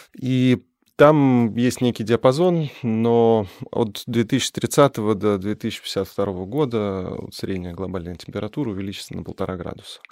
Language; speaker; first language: Russian; native; Russian